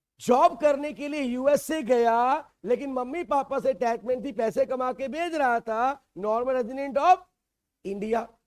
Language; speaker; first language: Hindi; native; Hindi